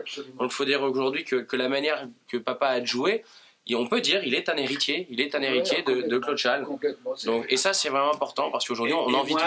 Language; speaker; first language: French; native; French